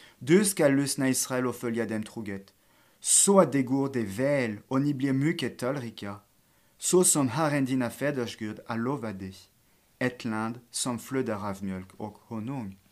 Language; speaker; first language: Swedish; non-native, fluent; French